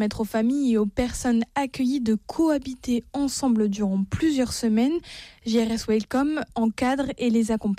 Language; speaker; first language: French; native; French